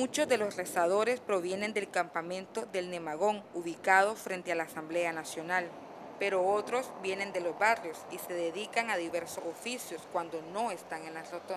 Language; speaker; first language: Spanish; native; Spanish